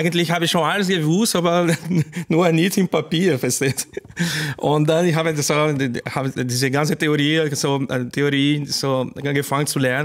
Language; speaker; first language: German; non-native, learner; Portuguese